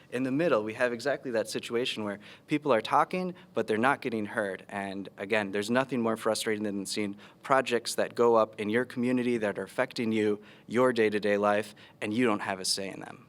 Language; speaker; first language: English; early bilingual, other home language; Spanish